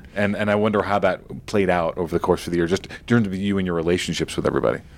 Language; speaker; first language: English; native; English